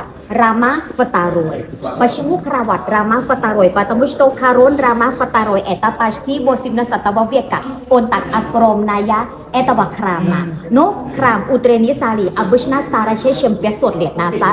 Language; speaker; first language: Russian; non-native, learner; Thai